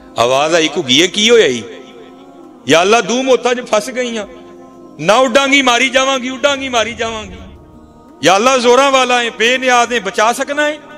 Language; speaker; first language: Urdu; non-native, local second language; Punjabi